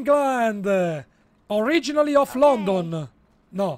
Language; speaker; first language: English; non-native, learner; Italian